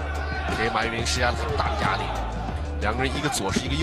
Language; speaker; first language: Chinese; native; Chinese